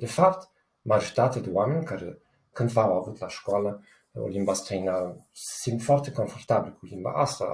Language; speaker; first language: Romanian; non-native, fluent; German